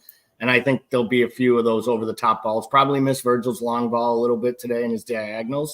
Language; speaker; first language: English; native; English